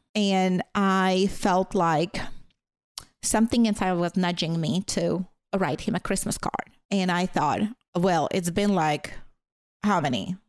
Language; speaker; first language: English; non-native, fluent; Latvian